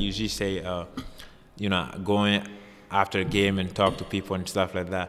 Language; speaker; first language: English; non-native, fluent; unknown